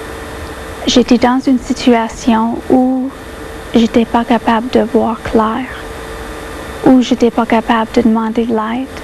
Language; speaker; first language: French; non-native, local second language; English